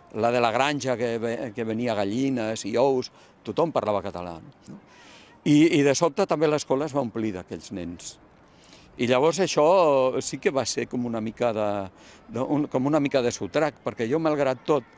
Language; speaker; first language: Catalan; non-native, local second language; Spanish